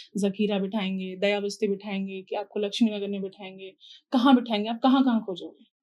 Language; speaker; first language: Hindi; native; Hindi